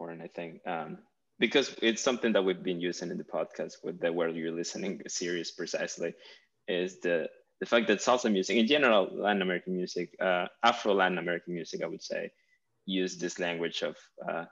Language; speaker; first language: English; non-native, fluent; Spanish